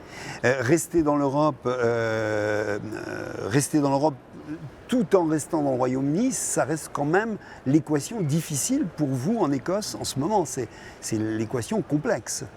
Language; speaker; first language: French; native; French